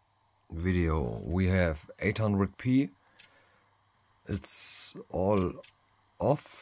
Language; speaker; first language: English; non-native, learner; German